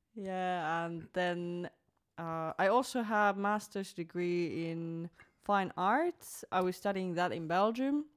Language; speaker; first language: English; non-native, fluent; Finnish